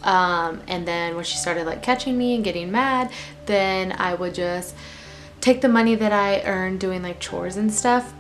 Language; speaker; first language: English; native; English